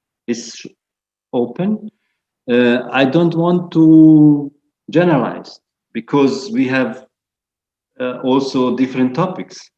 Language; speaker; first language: English; non-native, fluent; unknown